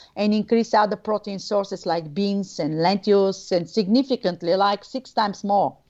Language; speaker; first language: English; non-native, fluent; Bulgarian